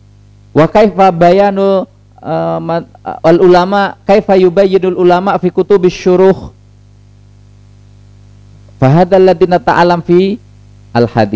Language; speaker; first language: Arabic; non-native, fluent; Indonesian